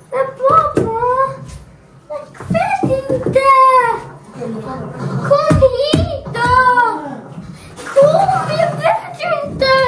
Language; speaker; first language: Swedish; early bilingual, other home language; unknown